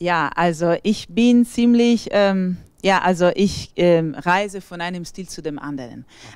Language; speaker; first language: German; non-native, fluent; Italian